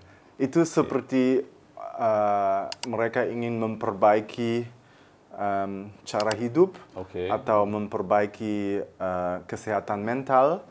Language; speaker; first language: Indonesian; early bilingual, heritage; German